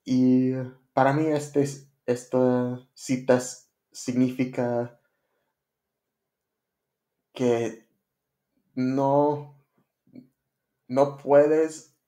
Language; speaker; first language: Spanish; non-native, learner; English